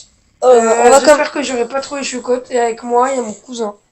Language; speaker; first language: French; native; French